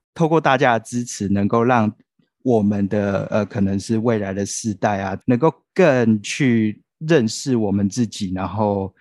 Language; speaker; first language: Chinese; non-native, local second language; Min Nan Chinese